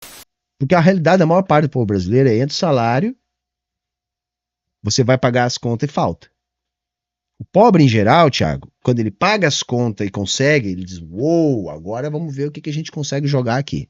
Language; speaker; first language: Portuguese; native; Portuguese